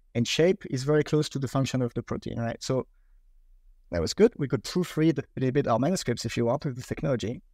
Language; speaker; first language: English; non-native, fluent; French